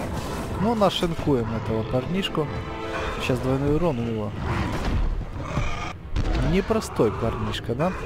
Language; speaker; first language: Russian; native; Russian